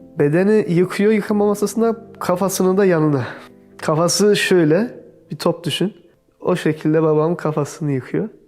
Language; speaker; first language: Turkish; early bilingual, heritage; Turkish